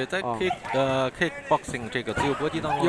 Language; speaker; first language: Chinese; native; Chinese